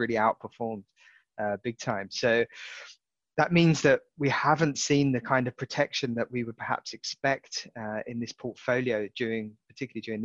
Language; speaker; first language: English; native; English